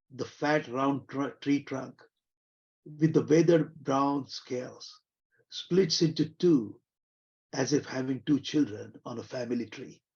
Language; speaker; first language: English; non-native, local second language; Marathi